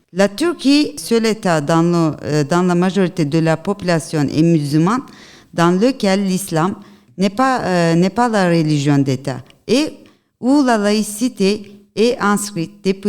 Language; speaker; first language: French; non-native, learner; Turkish